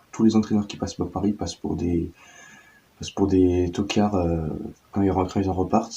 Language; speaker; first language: French; native; French